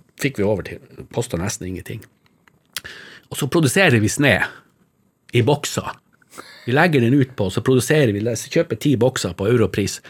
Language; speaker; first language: Norwegian; native; Norwegian